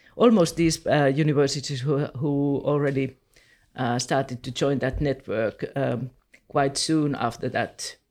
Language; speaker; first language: English; non-native, fluent; Finnish